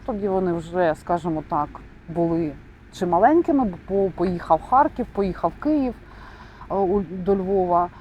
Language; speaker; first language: Ukrainian; non-native, local second language; Russian